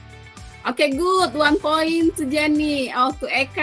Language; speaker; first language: English; non-native, learner; Indonesian